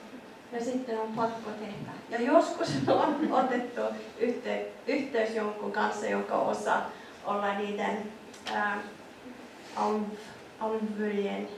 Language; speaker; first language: Finnish; non-native, fluent; Icelandic